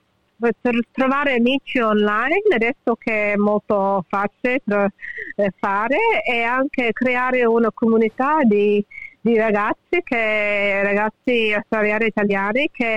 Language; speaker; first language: Italian; early bilingual, heritage; English